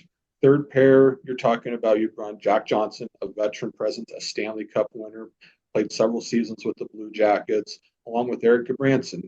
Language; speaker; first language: English; native; English